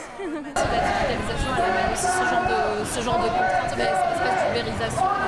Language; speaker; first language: French; native; French